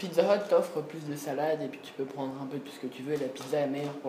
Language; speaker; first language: French; non-native, fluent; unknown